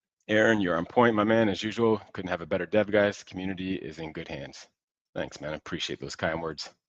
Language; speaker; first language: English; native; English